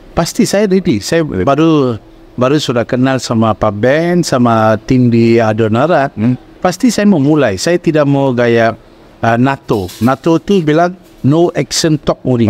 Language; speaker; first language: Indonesian; non-native, fluent; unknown